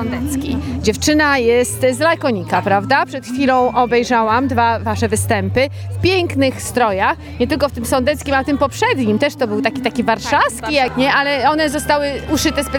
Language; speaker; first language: Polish; native; Polish